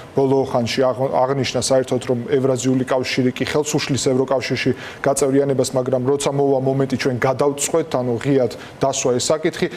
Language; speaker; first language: Georgian; non-native, local second language; Armenian